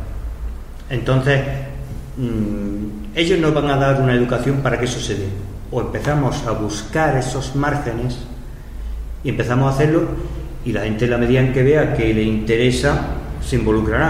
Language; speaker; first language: Spanish; native; Spanish